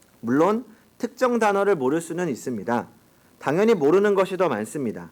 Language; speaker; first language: Korean; native; Korean